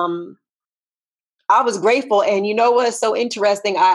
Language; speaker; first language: English; native; English